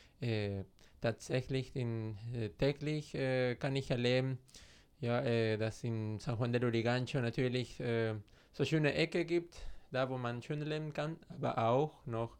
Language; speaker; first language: German; non-native, fluent; Spanish